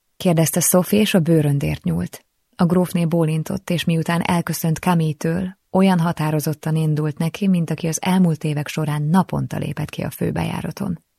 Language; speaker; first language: Hungarian; native; Hungarian